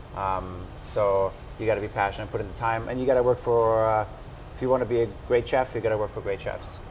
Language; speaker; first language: English; non-native, fluent; German